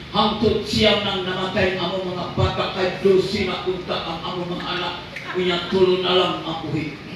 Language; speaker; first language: Cebuano; non-native, local second language; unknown